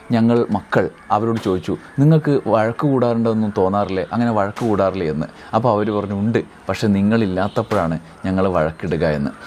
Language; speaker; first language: Malayalam; native; Malayalam